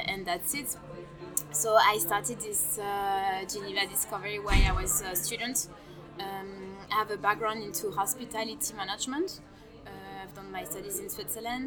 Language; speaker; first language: English; non-native, fluent; French